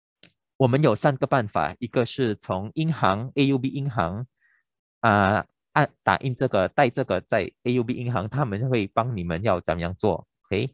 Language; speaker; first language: Chinese; non-native, local second language; Filipino